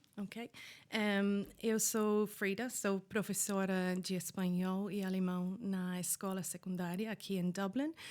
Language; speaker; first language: Portuguese; non-native, fluent; English